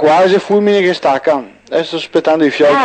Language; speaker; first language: Italian; native; Italian